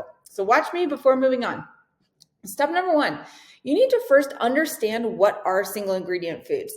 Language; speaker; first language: English; native; English